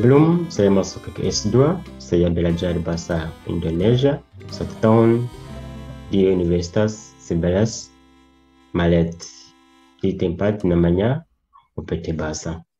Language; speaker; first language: Indonesian; non-native, learner; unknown